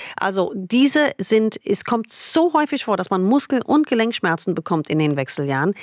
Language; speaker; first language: German; non-native, fluent; English